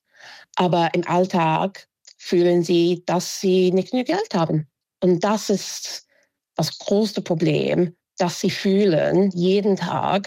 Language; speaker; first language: German; non-native, fluent; English